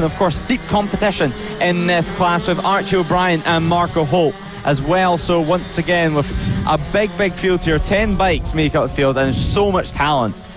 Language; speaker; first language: English; native; English